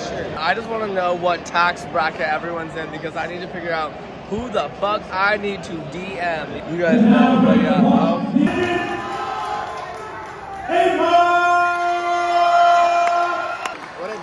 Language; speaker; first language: English; native; English